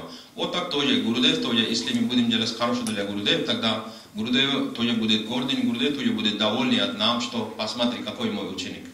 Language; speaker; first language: Russian; non-native, learner; Hindi